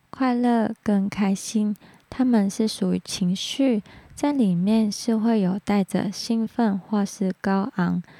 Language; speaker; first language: Chinese; non-native, local second language; Cantonese